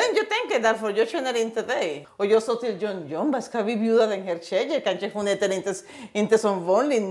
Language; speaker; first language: Swedish; non-native, learner; Spanish